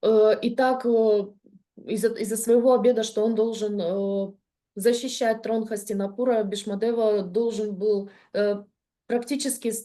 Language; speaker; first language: Russian; native; Russian